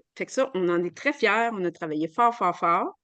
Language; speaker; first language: French; native; French